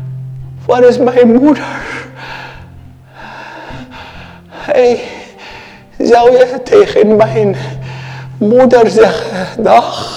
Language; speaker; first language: Dutch; non-native, learner; Arabic